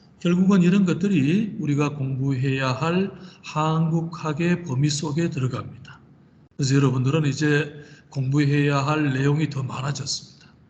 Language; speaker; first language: Korean; native; Korean